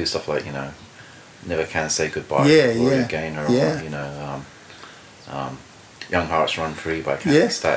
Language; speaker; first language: English; native; English